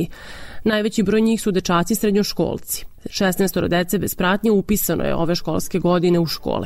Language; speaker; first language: Serbian; native; Serbian